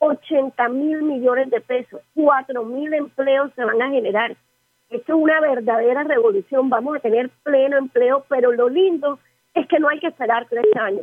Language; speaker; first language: Spanish; native; Spanish